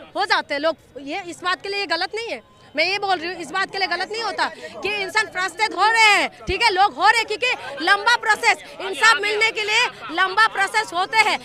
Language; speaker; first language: Hindi; non-native, local second language; Assamese